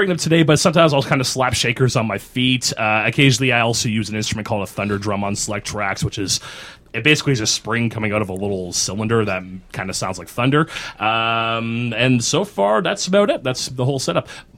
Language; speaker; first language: English; native; English